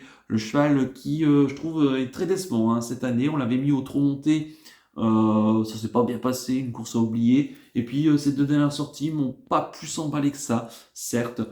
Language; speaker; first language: French; native; French